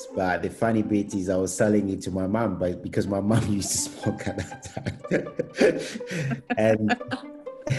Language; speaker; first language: English; non-native, local second language; Kinyarwanda